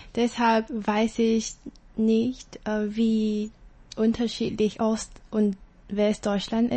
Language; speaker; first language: German; non-native, learner; Chinese